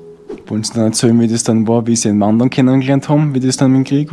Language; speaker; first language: German; native; German